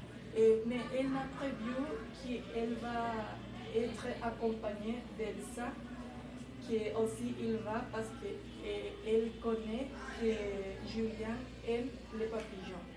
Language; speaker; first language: French; non-native, learner; Spanish